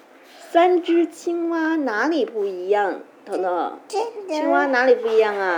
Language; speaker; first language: Chinese; native; Chinese